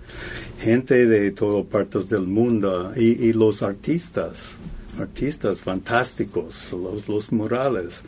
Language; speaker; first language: Spanish; non-native, fluent; English